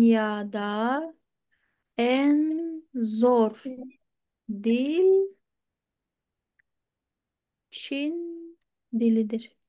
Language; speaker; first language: Turkish; non-native, fluent; Kyrgyz